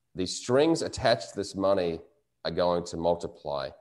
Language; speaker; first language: English; native; English